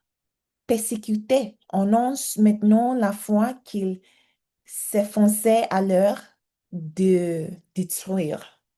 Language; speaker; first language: French; non-native, learner; English